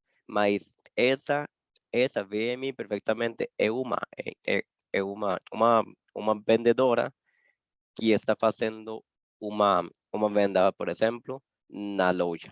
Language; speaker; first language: Portuguese; non-native, fluent; Spanish